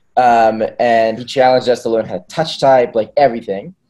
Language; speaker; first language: English; early bilingual, other home language; Hebrew